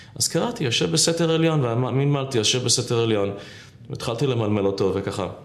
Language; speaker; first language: Hebrew; native; Hebrew